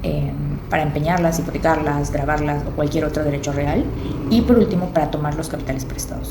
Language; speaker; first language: Spanish; native; Spanish